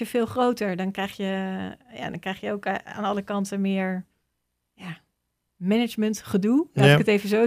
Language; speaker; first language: Dutch; native; Dutch